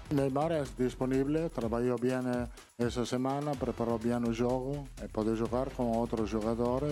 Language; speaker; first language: Portuguese; non-native, fluent; Italian